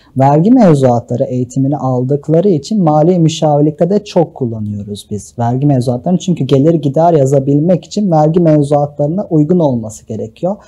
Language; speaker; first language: Turkish; native; Turkish